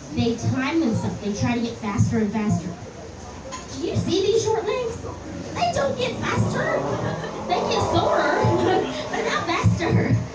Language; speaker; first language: English; native; English